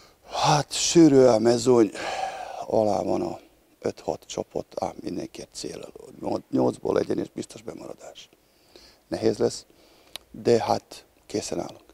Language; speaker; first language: Hungarian; non-native, learner; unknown